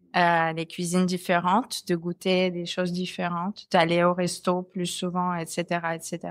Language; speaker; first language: French; non-native, fluent; Russian